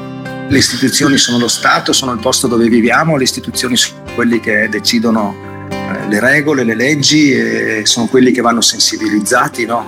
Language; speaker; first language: Italian; native; Italian